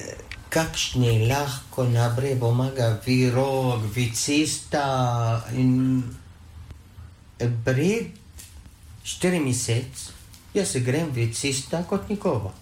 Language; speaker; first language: Slovenian; non-native, learner; Arabic